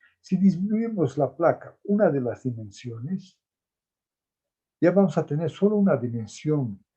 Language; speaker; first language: Spanish; native; Spanish